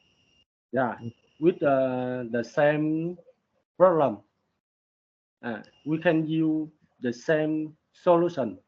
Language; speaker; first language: English; non-native, learner; Vietnamese